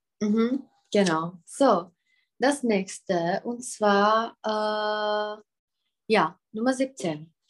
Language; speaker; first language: German; non-native, fluent; Czech